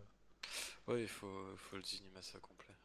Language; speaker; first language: French; native; French